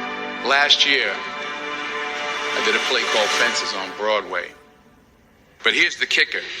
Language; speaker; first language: English; native; English